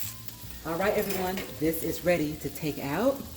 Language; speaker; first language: English; native; English